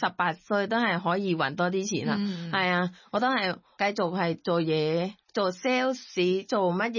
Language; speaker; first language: Cantonese; non-native, learner; Thai